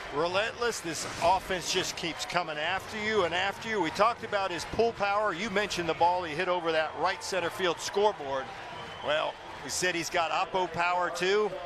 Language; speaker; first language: English; native; English